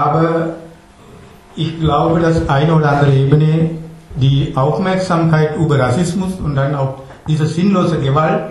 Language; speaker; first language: German; non-native, learner; Sinhala